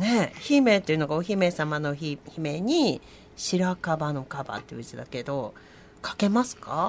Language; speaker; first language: Japanese; native; Japanese